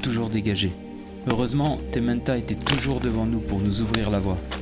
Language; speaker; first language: French; native; French